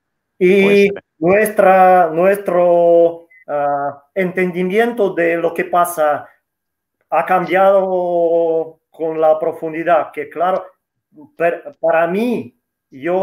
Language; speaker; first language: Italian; non-native, learner; Russian